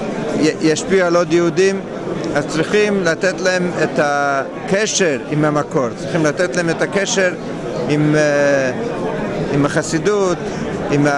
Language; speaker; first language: Hebrew; non-native, fluent; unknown